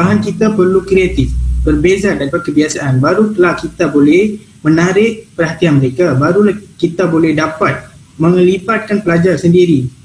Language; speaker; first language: Malay; non-native, local second language; Tamil